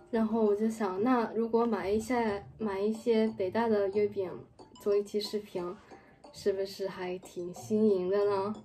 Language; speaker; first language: Chinese; non-native, fluent; Japanese